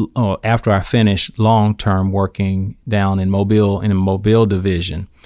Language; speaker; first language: English; native; English